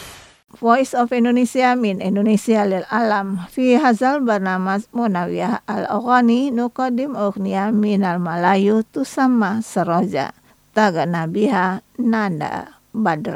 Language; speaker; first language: Arabic; non-native, learner; Indonesian